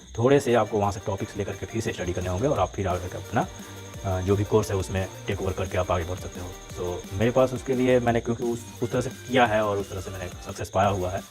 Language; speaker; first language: Hindi; native; Hindi